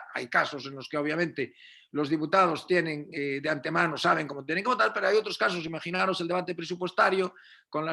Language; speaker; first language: Spanish; native; Spanish